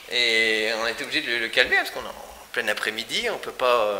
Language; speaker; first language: French; native; French